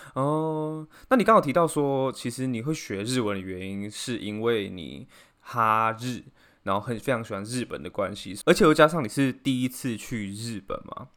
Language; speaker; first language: Chinese; native; Chinese